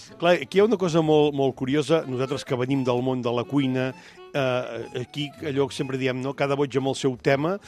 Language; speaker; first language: Catalan; native; Catalan